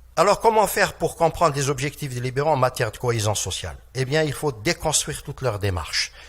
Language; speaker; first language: French; non-native, local second language; Kabyle